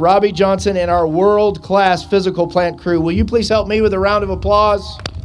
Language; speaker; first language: English; native; English